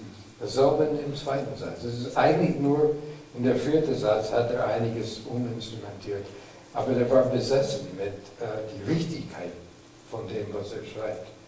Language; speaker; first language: German; non-native, fluent; English